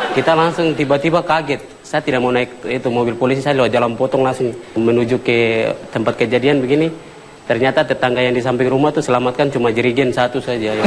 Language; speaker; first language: Indonesian; non-native, local second language; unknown